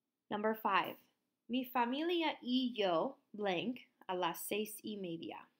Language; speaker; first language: Spanish; non-native, fluent; English